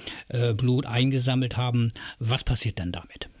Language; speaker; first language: German; native; German